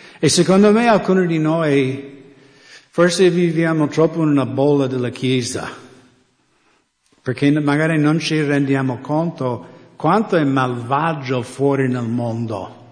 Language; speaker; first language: Italian; non-native, fluent; English